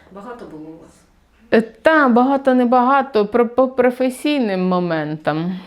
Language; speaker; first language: Ukrainian; native; Ukrainian